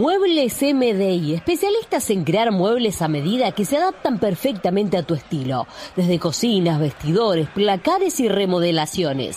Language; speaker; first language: Spanish; native; Spanish